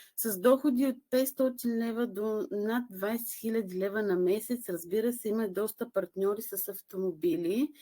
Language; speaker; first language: Bulgarian; native; Bulgarian